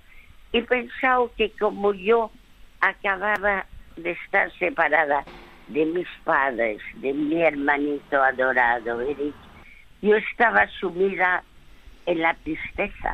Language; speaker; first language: Spanish; early bilingual, other home language; French